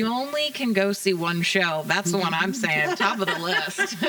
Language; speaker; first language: English; native; English